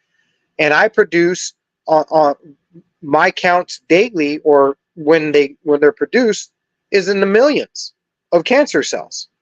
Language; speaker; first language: English; native; English